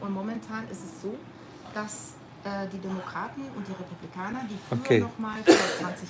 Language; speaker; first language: German; native; German